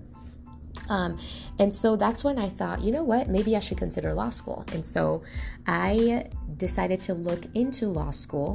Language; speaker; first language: English; non-native, fluent; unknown